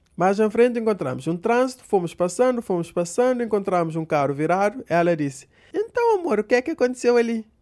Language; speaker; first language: Portuguese; non-native, local second language; Kabuverdianu